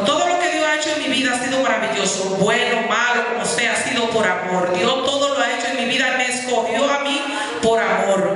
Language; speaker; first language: Spanish; native; Spanish